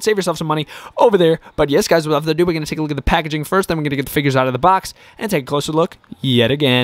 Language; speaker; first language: English; native; English